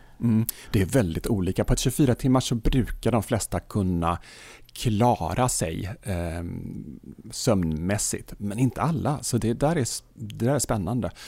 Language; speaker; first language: Swedish; native; Swedish